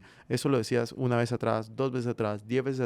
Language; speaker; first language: Spanish; native; Spanish